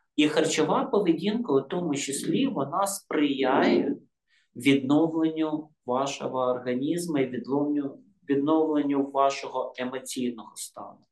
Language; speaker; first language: Ukrainian; non-native, local second language; Russian